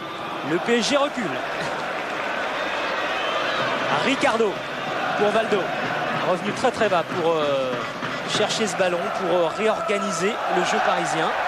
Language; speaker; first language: French; native; French